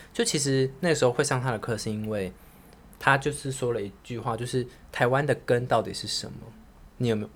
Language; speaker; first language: Chinese; native; Chinese